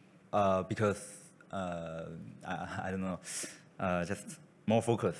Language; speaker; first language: English; non-native, learner; Chinese